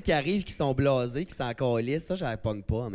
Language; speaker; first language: French; native; French